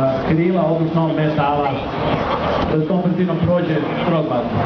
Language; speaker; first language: Bosnian; native; Bosnian